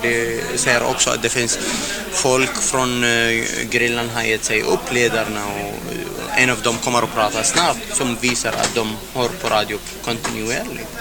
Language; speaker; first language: Swedish; non-native, fluent; Arabic